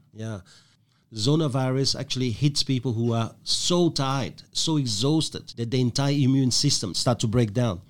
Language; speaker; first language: English; non-native, fluent; French